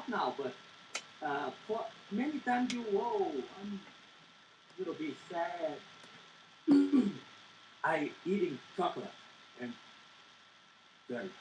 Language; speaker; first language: English; non-native, learner; Portuguese